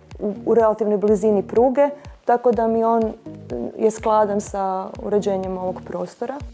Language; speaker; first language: Croatian; native; Croatian